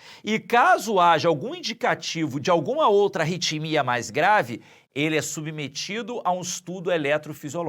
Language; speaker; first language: Portuguese; native; Portuguese